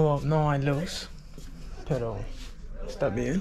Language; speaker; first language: Spanish; non-native, learner; English